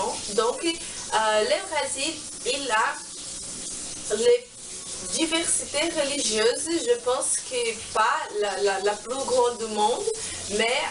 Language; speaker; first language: French; non-native, learner; Portuguese